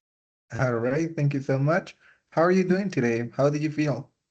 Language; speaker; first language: English; non-native, fluent; Spanish